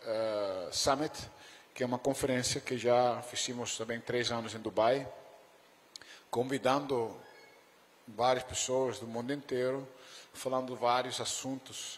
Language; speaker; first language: Portuguese; non-native, fluent; Dutch